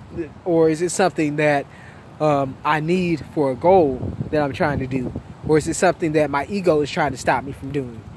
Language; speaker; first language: English; native; English